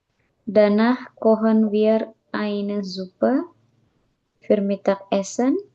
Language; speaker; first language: German; non-native, learner; Indonesian